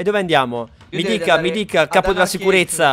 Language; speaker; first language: Italian; native; Italian